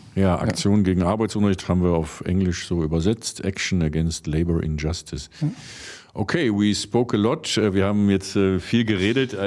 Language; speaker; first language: German; native; German